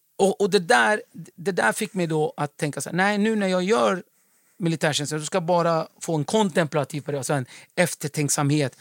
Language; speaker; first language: Swedish; early bilingual, other home language; Kurdish